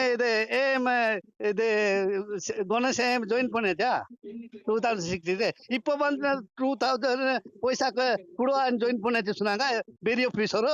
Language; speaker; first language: Tamil; non-native, learner; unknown